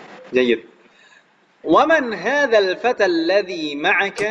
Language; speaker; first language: Arabic; non-native, fluent; Indonesian